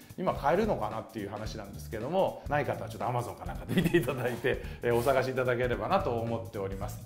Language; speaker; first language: Japanese; native; Japanese